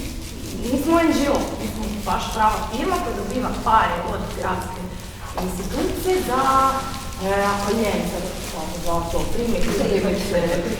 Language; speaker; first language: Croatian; non-native, fluent; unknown